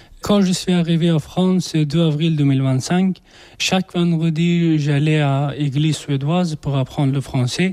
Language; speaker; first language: French; non-native, learner; Persian